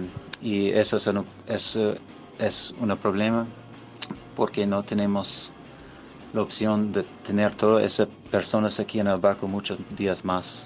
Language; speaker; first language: Spanish; non-native, fluent; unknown